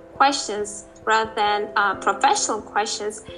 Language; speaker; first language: English; non-native, fluent; Uzbek